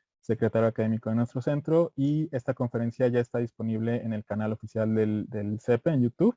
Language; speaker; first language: Spanish; native; Spanish